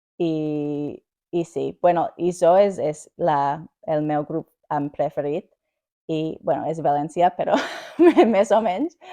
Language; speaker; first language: Catalan; non-native, learner; English